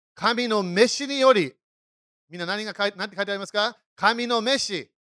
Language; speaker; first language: Japanese; non-native, fluent; English